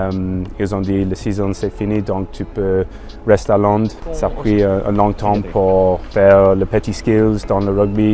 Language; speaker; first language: French; non-native, learner; English